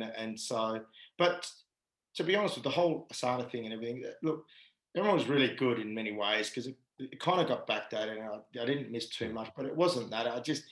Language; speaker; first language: English; native; English